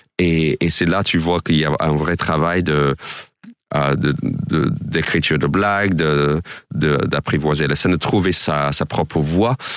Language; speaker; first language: French; non-native, fluent; English